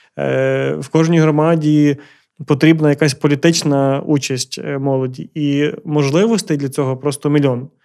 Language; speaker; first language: Ukrainian; early bilingual, heritage; Ukrainian